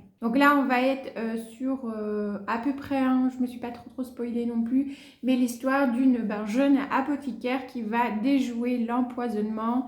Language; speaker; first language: French; native; French